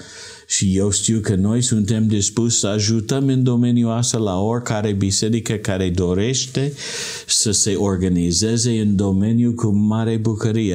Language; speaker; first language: Romanian; non-native, learner; English